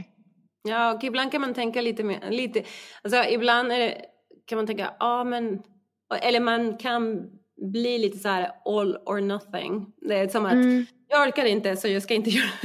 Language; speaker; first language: Swedish; non-native, fluent; Spanish